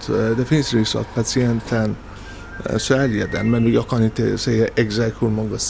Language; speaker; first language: Swedish; non-native, learner; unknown